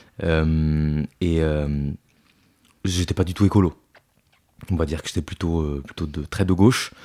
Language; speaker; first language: French; non-native, fluent; Italian